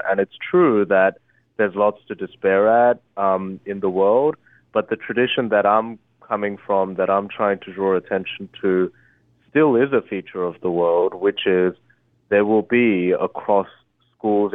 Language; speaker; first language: English; early bilingual, other home language; Korean